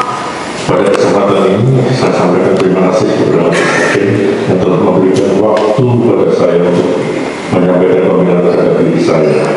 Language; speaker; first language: Indonesian; non-native, local second language; Javanese